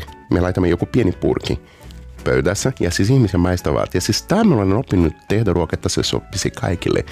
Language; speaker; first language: Finnish; non-native, fluent; Portuguese